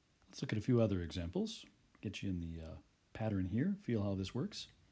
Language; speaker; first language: English; native; English